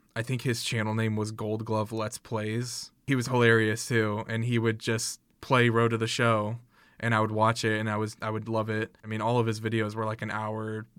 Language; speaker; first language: English; native; English